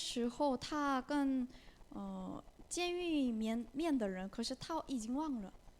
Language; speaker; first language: Chinese; non-native, fluent; Korean